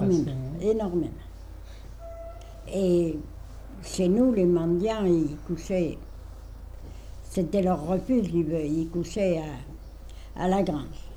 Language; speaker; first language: French; native; French